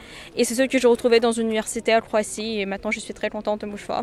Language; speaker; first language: French; non-native, fluent; Russian